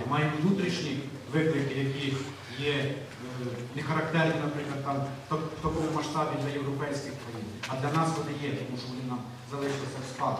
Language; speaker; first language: Ukrainian; native; Ukrainian